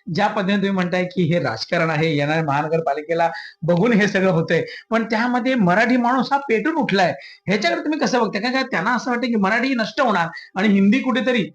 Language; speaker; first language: Marathi; native; Marathi